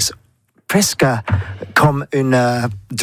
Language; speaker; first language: French; non-native, learner; English